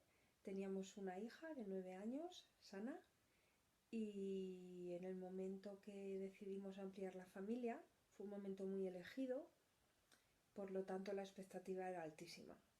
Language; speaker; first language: Spanish; native; Spanish